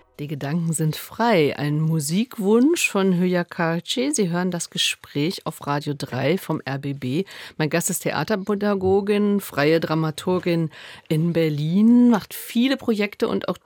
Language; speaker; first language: German; native; German